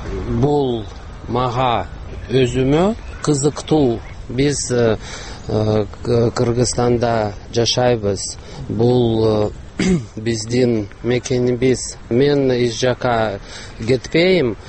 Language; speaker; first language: Kyrgyz; non-native, local second language; Russian